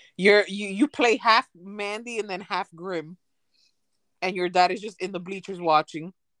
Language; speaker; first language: English; early bilingual, other home language; Spanish